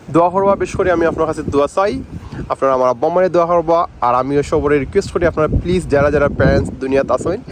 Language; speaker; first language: Bangla; native; Bangla